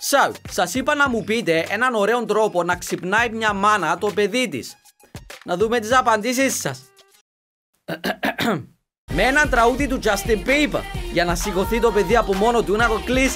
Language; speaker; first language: Greek; native; Greek